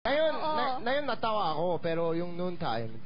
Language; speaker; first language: Filipino; non-native, learner; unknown